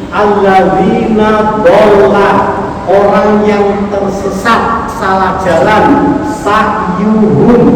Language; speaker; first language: Indonesian; non-native, local second language; Javanese